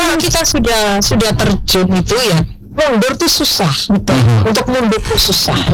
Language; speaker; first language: Indonesian; non-native, local second language; Javanese